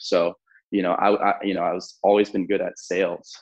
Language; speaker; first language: English; native; English